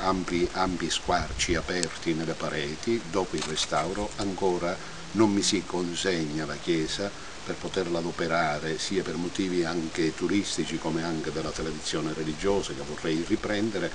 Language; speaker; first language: Italian; native; Italian